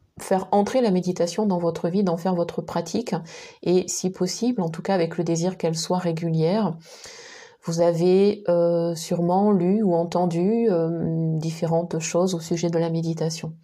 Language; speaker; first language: French; native; French